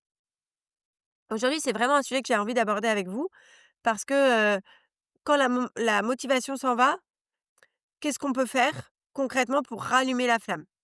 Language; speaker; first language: French; native; French